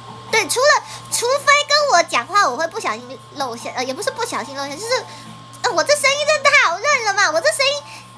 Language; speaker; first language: Chinese; native; Chinese